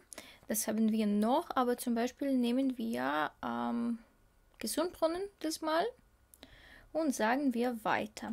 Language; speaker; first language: German; non-native, fluent; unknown